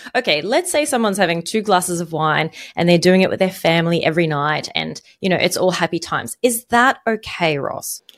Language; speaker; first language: English; non-native, fluent; Arabic